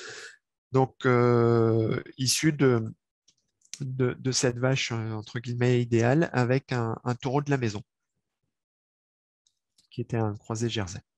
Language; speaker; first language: French; native; French